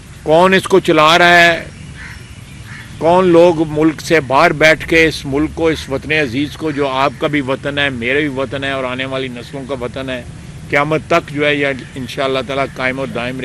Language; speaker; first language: Urdu; non-native, local second language; Punjabi